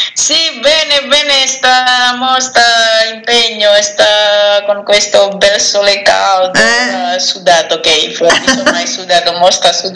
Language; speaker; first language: Italian; non-native, learner; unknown